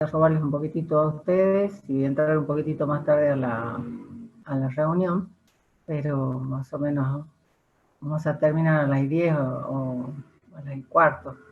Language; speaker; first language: Spanish; native; Spanish